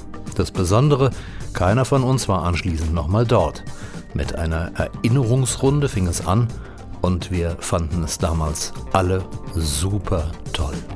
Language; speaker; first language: German; native; German